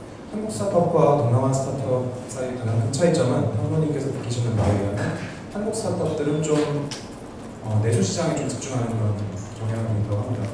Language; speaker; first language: Korean; native; Korean